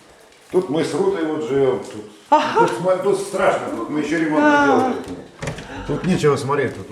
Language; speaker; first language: Russian; native; Russian